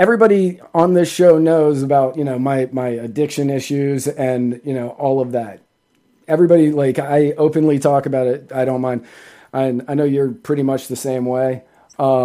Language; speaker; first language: English; native; English